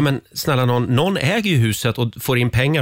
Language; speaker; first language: Swedish; native; Swedish